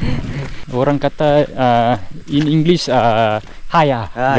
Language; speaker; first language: English; non-native, learner; Malay